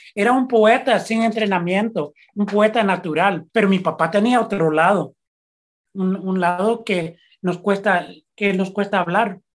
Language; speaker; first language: Spanish; early bilingual, heritage; Spanish